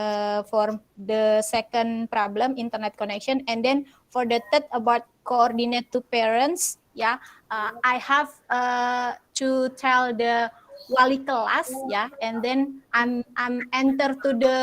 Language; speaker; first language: English; non-native, local second language; Indonesian